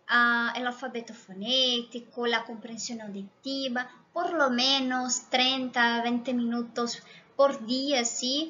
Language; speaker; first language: Spanish; non-native, fluent; Portuguese